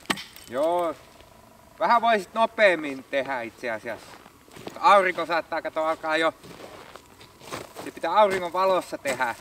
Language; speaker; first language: Finnish; native; Finnish